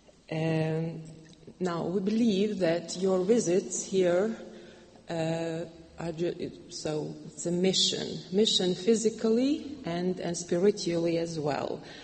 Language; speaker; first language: English; non-native, fluent; Hungarian